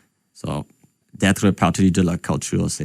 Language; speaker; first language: French; non-native, local second language; English